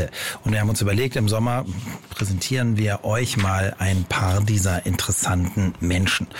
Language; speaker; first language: German; native; German